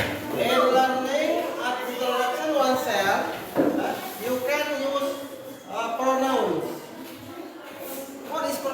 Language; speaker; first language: English; non-native, learner; Indonesian